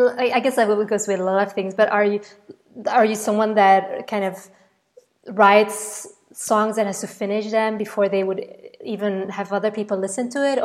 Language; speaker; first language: English; non-native, fluent; Dutch